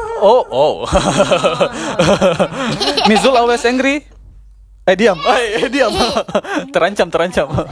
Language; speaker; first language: English; non-native, learner; Indonesian